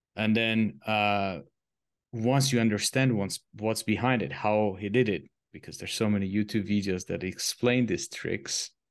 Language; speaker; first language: English; non-native, fluent; Armenian